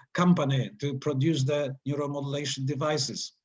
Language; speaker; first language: English; non-native, fluent; Polish